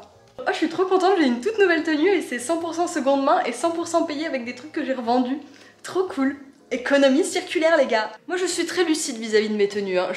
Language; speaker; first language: French; native; French